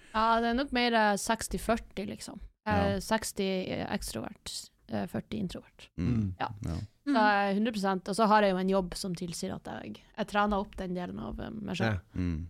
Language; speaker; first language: Norwegian; native; Norwegian